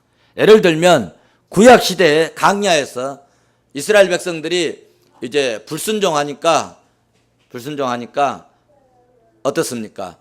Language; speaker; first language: Korean; native; Korean